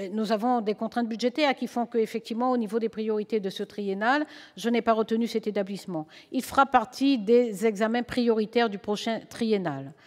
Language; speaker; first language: French; native; French